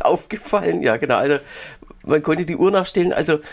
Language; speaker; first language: German; native; German